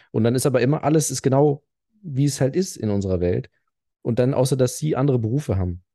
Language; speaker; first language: German; early bilingual, other home language; Arabic